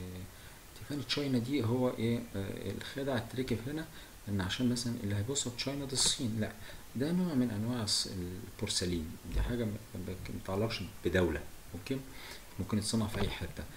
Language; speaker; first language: Arabic; native; Arabic